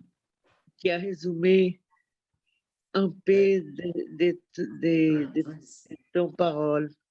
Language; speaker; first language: French; non-native, learner; Portuguese